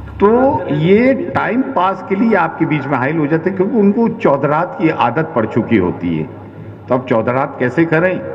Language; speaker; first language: Urdu; native; Urdu